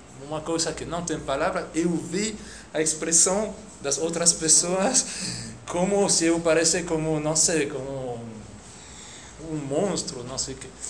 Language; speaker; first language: Portuguese; non-native, fluent; French